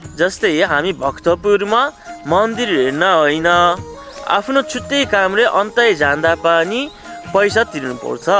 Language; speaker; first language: Nepali; non-native, fluent; Japanese